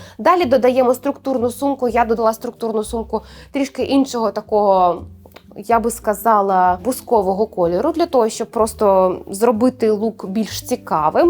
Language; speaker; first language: Ukrainian; native; Ukrainian